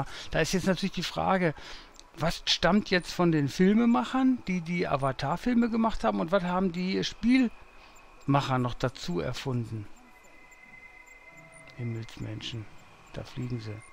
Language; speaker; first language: German; native; German